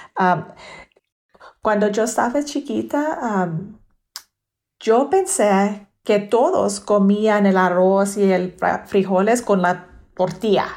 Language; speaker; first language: Spanish; early bilingual, heritage; Spanish